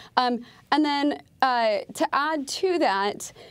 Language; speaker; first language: English; native; English